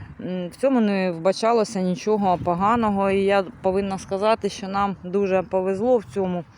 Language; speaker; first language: Ukrainian; non-native, local second language; Russian